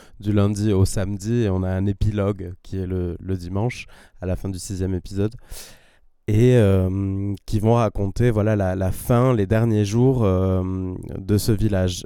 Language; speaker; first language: French; non-native, fluent; Spanish